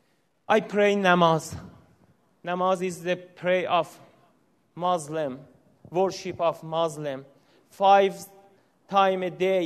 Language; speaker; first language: English; non-native, learner; Persian